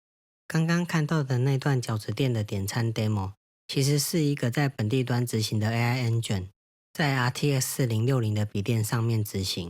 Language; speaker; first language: Chinese; native; Chinese